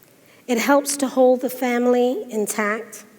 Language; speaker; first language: English; native; English